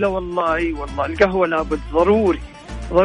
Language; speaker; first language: Arabic; native; Arabic